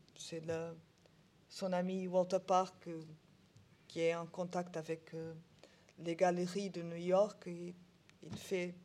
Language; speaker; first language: French; non-native, learner; Portuguese